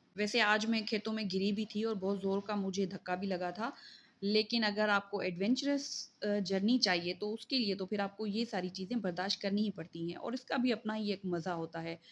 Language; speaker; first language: Urdu; non-native, local second language; Sindhi